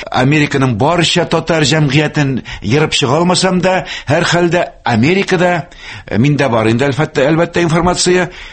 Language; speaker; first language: Tatar; native; Tatar